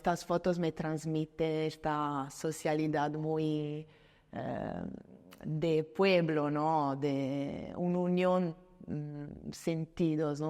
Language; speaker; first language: Spanish; non-native, fluent; Italian